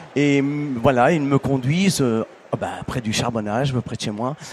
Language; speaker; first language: French; early bilingual, other home language; Italian